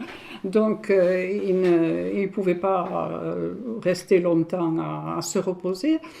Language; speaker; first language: French; early bilingual, other home language; Spanish